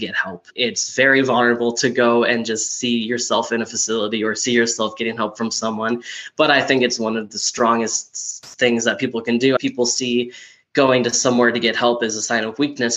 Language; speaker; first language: English; native; English